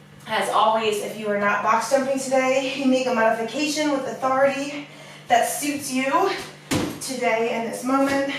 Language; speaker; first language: English; native; English